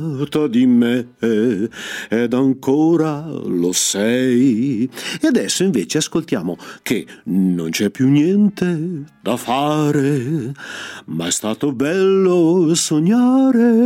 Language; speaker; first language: Italian; native; Italian